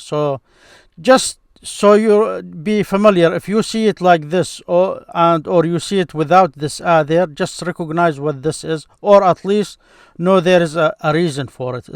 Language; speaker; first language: English; non-native, fluent; Arabic